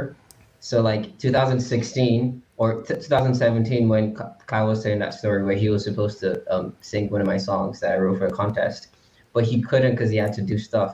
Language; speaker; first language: English; non-native, local second language; Yoruba